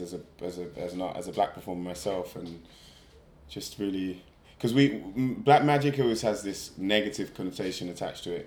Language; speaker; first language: English; native; English